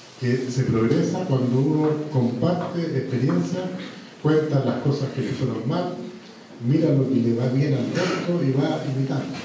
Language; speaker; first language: Spanish; native; Spanish